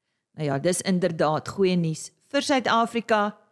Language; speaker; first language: Afrikaans; native; Afrikaans